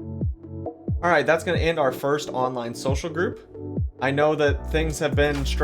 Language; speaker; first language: English; native; English